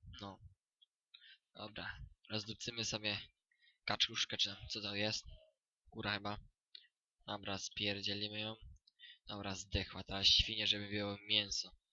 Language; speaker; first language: Polish; native; Polish